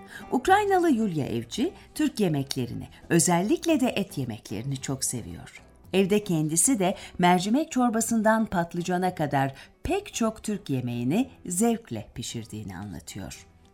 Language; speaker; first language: Turkish; native; Turkish